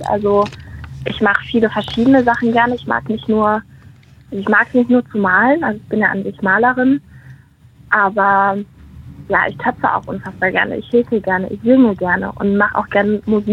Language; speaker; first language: German; native; German